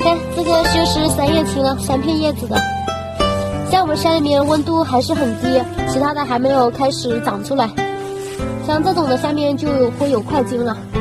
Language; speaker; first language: Chinese; native; Chinese